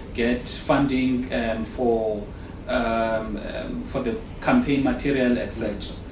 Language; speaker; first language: English; non-native, local second language; Xhosa